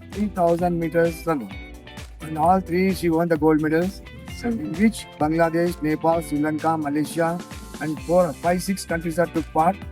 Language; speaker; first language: English; non-native, local second language; Telugu